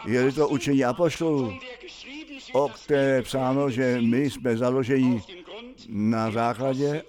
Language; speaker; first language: Czech; non-native, fluent; German